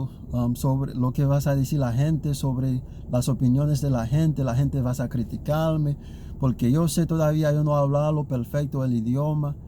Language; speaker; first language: Spanish; non-native, learner; Haitian Creole